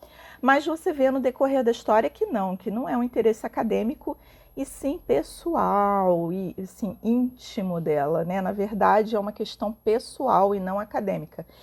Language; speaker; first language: Portuguese; native; Portuguese